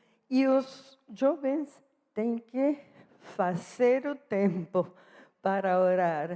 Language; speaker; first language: Portuguese; non-native, fluent; Spanish